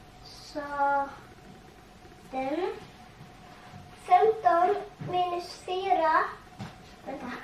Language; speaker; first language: Swedish; non-native, learner; Tigrinya